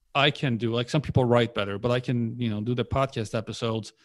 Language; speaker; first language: English; early bilingual, other home language; Polish